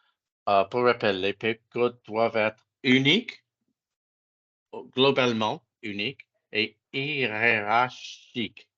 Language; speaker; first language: French; non-native, fluent; English